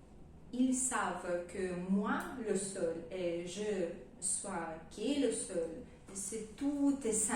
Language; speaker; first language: French; non-native, learner; Russian